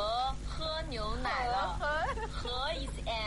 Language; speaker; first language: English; non-native, fluent; Chinese